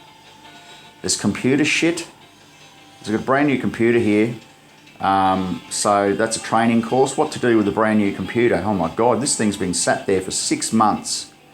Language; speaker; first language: English; native; English